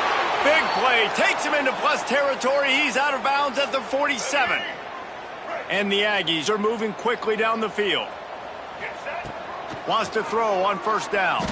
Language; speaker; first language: English; native; English